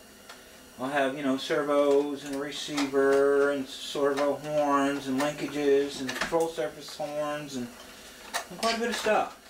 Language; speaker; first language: English; native; English